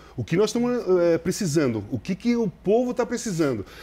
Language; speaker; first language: Portuguese; native; Portuguese